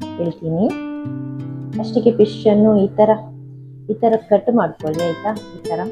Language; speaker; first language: Kannada; non-native, local second language; Tulu